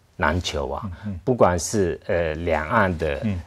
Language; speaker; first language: Chinese; native; Chinese